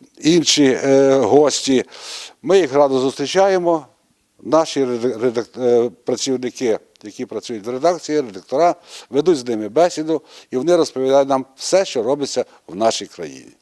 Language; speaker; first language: Ukrainian; native; Ukrainian